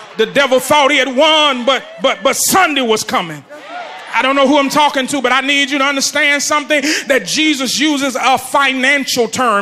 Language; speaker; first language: English; native; English